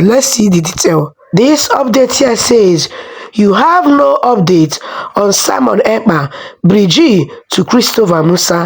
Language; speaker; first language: English; non-native, local second language; Igbo